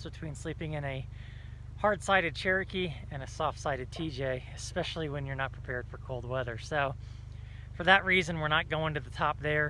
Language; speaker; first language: English; native; English